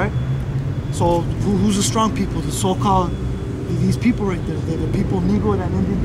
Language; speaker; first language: English; native; English